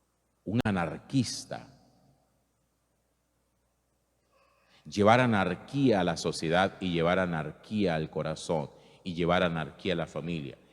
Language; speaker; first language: Spanish; native; Spanish